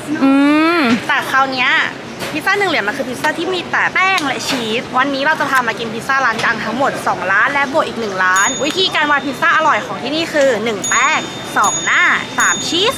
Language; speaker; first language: Thai; native; Thai